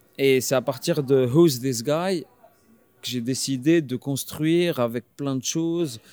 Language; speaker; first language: French; non-native, local second language; Arabic